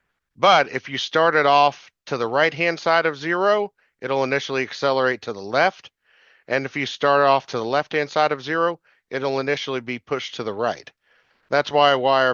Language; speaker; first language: English; native; English